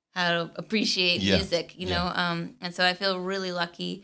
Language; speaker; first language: English; native; English